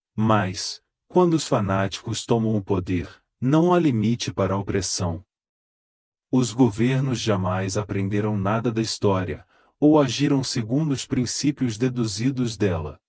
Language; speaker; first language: Portuguese; native; Portuguese